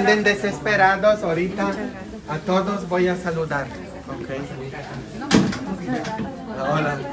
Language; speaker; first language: Spanish; non-native, fluent; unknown